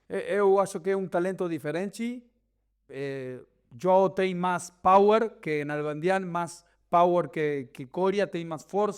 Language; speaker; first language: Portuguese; non-native, learner; Spanish